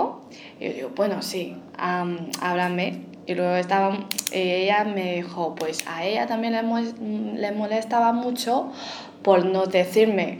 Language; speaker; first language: Spanish; non-native, fluent; Chinese